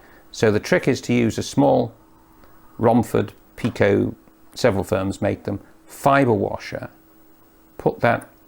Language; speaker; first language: English; native; English